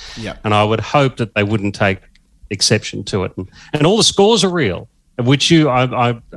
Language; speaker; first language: English; native; English